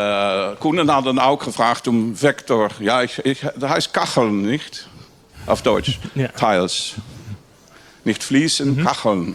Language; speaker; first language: German; non-native, learner; Dutch